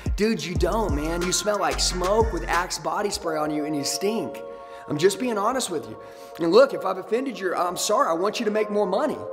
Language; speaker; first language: English; native; English